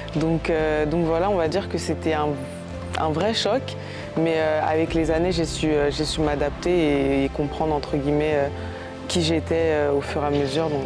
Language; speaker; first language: French; early bilingual, other home language; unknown